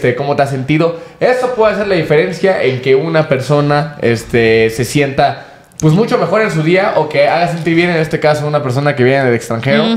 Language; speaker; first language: Spanish; native; Spanish